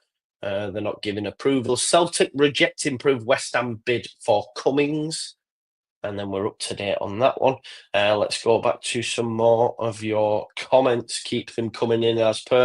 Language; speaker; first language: English; native; English